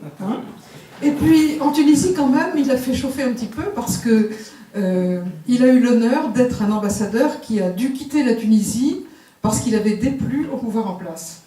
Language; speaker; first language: French; native; French